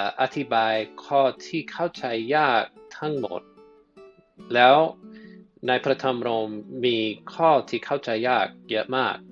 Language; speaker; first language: Thai; non-native, fluent; English